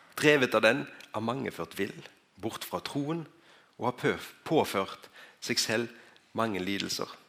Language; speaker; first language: Norwegian; native; Norwegian